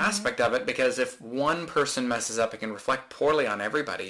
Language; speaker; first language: English; native; English